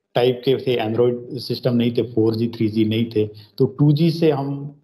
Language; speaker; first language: Hindi; native; Hindi